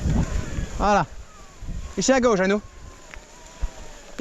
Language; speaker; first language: French; native; French